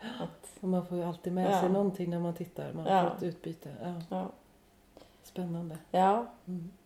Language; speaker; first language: Swedish; native; Swedish